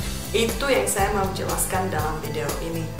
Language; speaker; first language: Indonesian; non-native, fluent; Czech